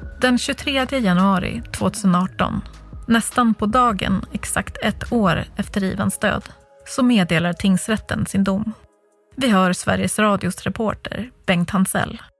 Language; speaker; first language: Swedish; native; Swedish